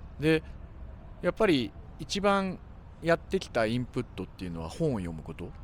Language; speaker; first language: Japanese; native; Japanese